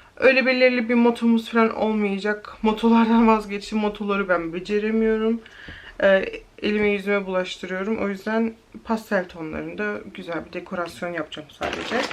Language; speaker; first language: Turkish; early bilingual, heritage; Turkish